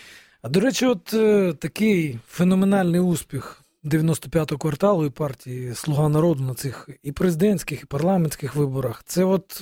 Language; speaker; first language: Ukrainian; native; Ukrainian